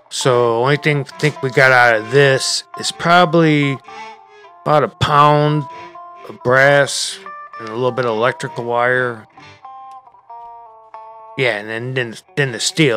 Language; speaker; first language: English; native; English